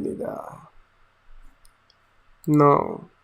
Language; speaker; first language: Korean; non-native, learner; English